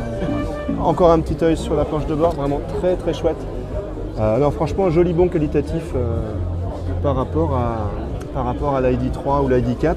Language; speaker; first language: French; native; French